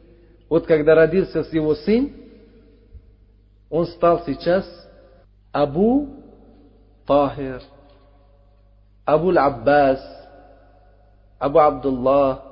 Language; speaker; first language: Russian; non-native, fluent; Uzbek